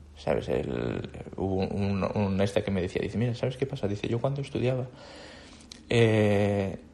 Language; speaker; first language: Spanish; native; Spanish